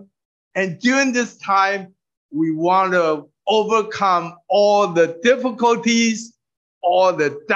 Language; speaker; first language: English; non-native, fluent; Min Nan Chinese